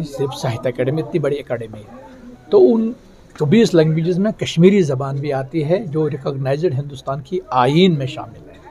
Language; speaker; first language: Urdu; non-native, local second language; Kashmiri